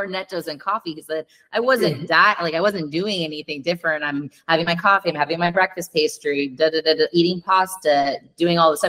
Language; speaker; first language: English; native; English